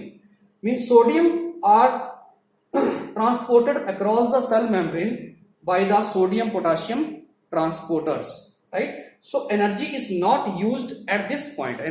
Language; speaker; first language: English; non-native, local second language; Hindi